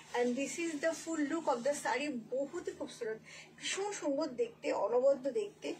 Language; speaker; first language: Hindi; non-native, local second language; Bangla